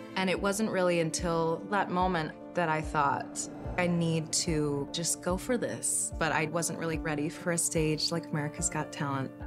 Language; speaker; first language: English; native; English